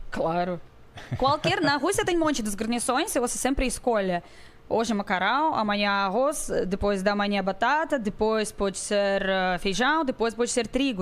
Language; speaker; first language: Portuguese; non-native, learner; Russian